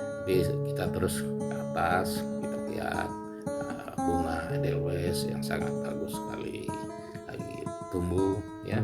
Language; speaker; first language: Indonesian; non-native, local second language; Minangkabau